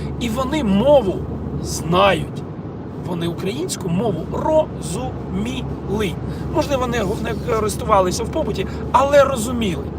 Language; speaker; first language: Ukrainian; non-native, local second language; Russian